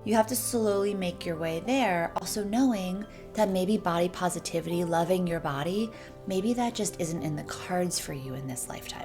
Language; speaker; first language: English; native; English